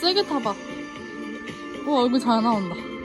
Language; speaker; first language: Korean; native; Korean